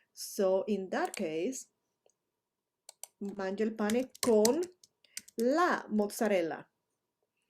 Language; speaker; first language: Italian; non-native, fluent; Spanish